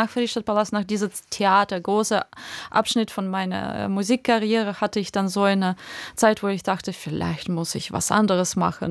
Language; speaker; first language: German; non-native, fluent; Russian